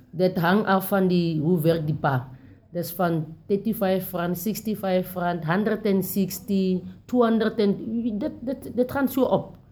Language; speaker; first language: Afrikaans; non-native, local second language; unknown